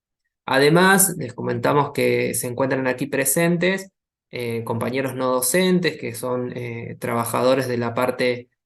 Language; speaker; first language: Spanish; native; Spanish